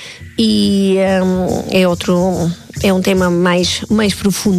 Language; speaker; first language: Portuguese; non-native, fluent; Spanish